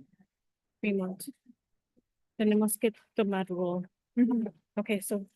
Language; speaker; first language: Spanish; early bilingual, heritage; Spanish